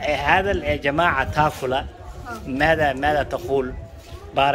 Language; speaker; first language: Arabic; non-native, learner; Somali